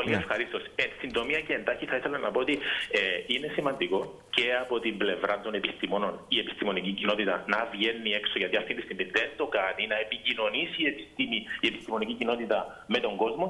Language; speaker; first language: Greek; native; Greek